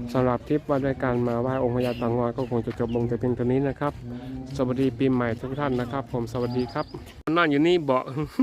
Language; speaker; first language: Thai; native; Thai